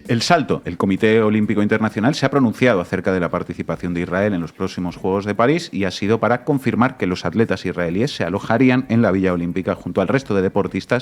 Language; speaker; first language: Spanish; native; Spanish